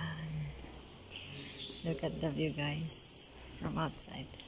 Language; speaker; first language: English; non-native, fluent; Filipino